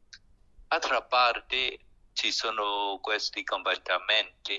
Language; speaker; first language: Italian; non-native, learner; Burmese